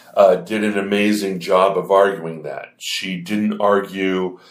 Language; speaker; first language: English; native; English